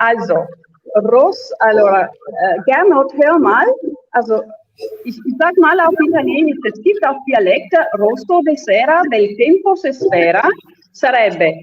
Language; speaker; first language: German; non-native, fluent; Italian